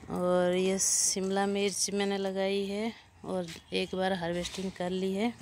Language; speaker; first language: Hindi; non-native, local second language; Odia